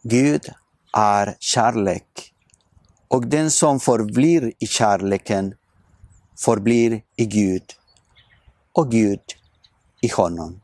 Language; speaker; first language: Swedish; non-native, fluent; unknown